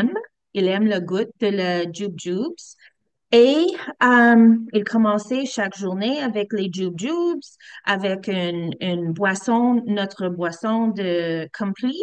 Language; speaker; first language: French; non-native, learner; English